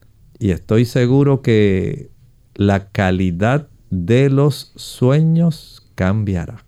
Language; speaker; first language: Spanish; native; Spanish